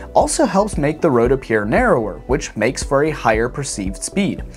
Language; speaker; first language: English; native; English